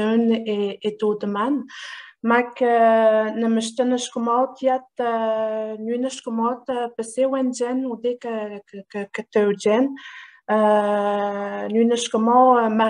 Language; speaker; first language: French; non-native, local second language; Innu-aimun